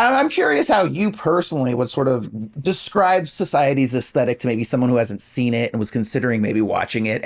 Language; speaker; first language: English; native; English